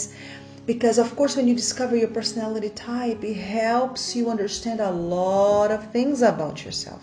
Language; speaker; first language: English; non-native, fluent; Portuguese